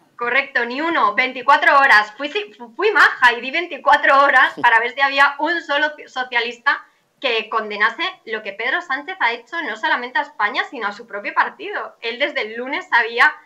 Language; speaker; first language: Spanish; native; Spanish